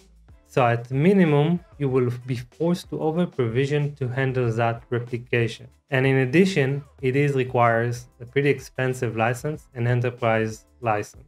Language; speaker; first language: English; non-native, fluent; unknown